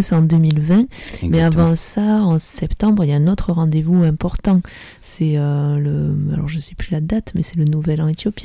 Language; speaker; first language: French; native; French